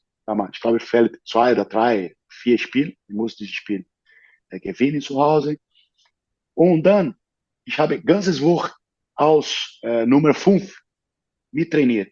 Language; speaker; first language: German; non-native, learner; Portuguese